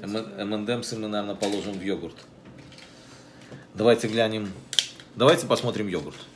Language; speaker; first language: Russian; native; Russian